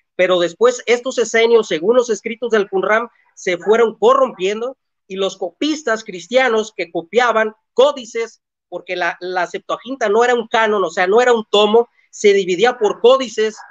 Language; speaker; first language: Spanish; native; Spanish